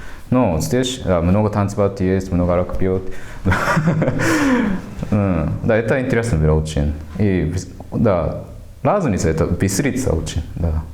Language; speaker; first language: Russian; non-native, learner; Japanese